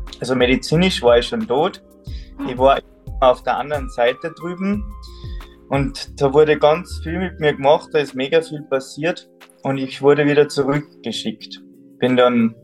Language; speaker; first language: German; native; German